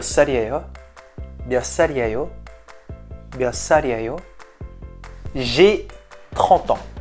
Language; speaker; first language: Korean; non-native, fluent; French